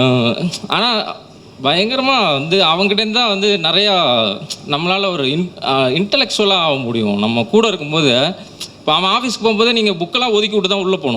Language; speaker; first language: Tamil; native; Tamil